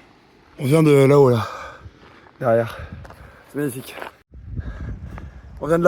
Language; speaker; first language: French; native; French